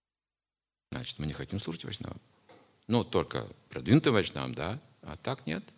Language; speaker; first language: Russian; native; Russian